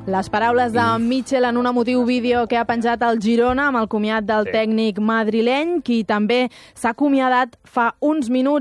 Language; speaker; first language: Catalan; native; Catalan